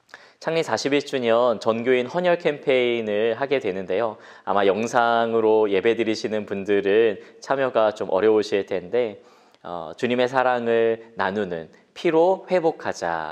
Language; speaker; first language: Korean; native; Korean